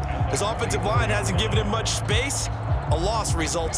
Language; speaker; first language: English; native; English